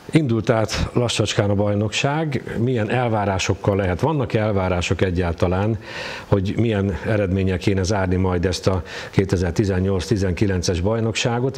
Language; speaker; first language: Hungarian; native; Hungarian